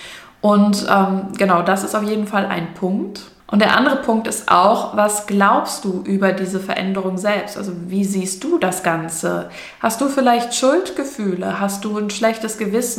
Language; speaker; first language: German; native; German